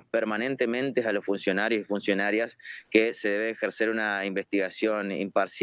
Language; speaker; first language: Spanish; native; Spanish